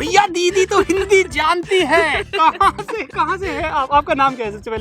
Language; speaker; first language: Hindi; native; Hindi